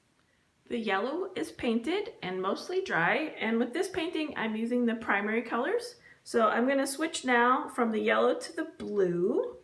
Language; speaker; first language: English; native; English